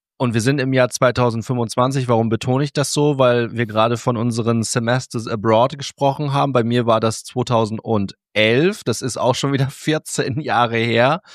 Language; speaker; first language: German; native; German